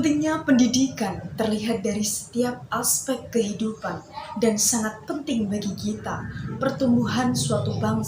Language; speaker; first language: Indonesian; native; Indonesian